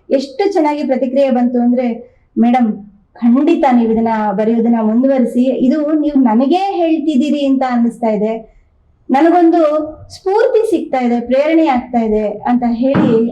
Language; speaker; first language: Kannada; native; Kannada